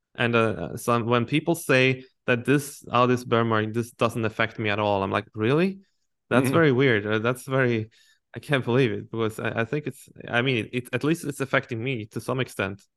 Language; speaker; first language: English; non-native, fluent; Swedish